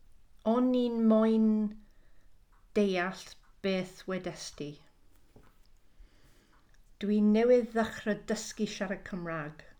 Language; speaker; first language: Welsh; non-native, learner; English